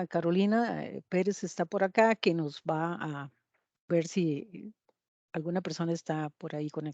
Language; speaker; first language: Spanish; native; Spanish